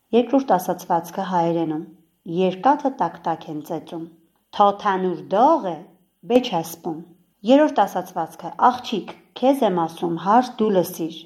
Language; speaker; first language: Armenian; native; Armenian